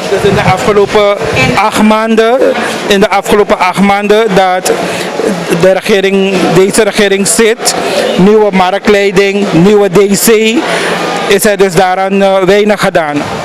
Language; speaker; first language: Dutch; native; Dutch